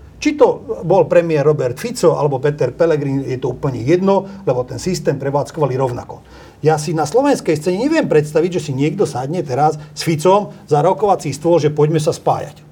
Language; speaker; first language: Slovak; non-native, local second language; Hungarian